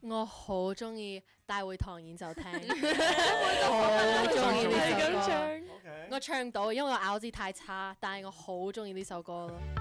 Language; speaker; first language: Cantonese; early bilingual, heritage; English